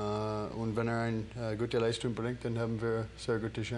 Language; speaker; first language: German; non-native, learner; English